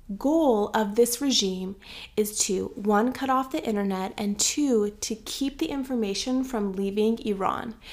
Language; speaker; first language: English; early bilingual, other home language; Persian